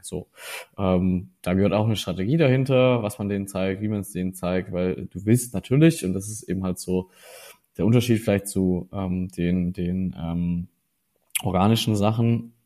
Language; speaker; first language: German; native; German